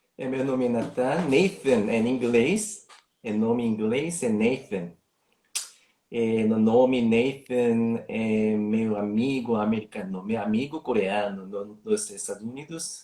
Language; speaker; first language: Portuguese; non-native, learner; Korean